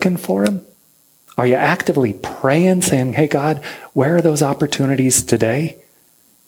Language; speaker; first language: English; native; English